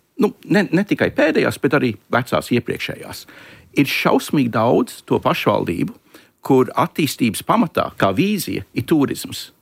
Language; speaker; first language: Latvian; early bilingual, heritage; Latvian